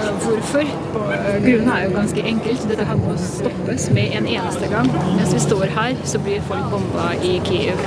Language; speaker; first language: Norwegian; non-native, fluent; Russian